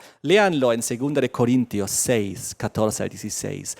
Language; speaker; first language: Spanish; native; Spanish